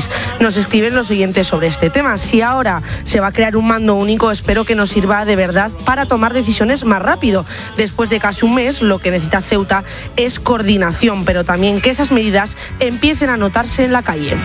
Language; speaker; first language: Spanish; native; Spanish